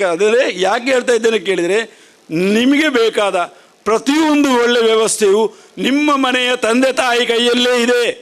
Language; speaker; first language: Kannada; non-native, local second language; Tulu